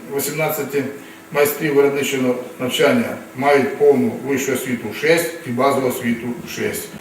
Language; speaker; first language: Ukrainian; non-native, local second language; Russian